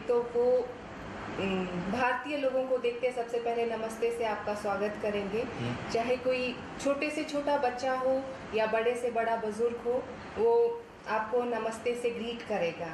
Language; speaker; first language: Hindi; native; Hindi